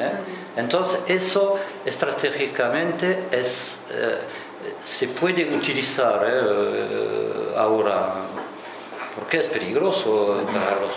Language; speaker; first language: Spanish; non-native, fluent; French